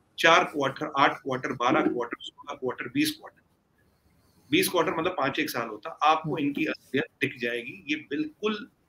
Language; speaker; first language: Hindi; native; Hindi